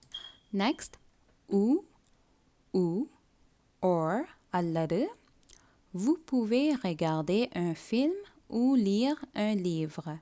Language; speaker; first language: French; non-native, fluent; Tamil